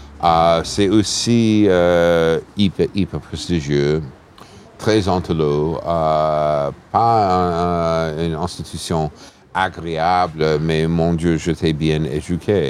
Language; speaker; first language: French; non-native, fluent; English